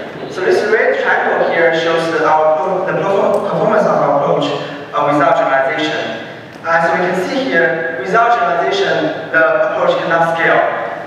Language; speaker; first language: English; non-native, fluent; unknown